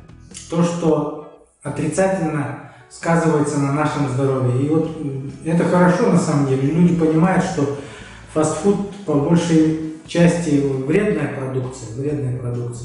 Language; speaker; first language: Russian; native; Russian